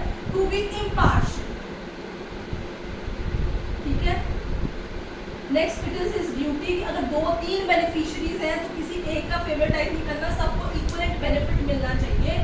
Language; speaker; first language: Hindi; native; Hindi